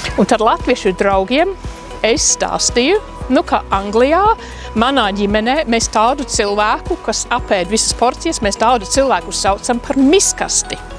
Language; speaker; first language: Latvian; non-native, fluent; English